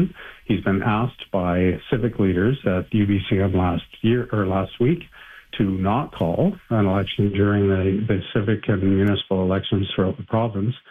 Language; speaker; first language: English; native; English